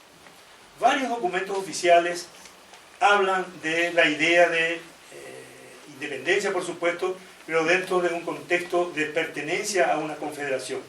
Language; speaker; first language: Spanish; native; Spanish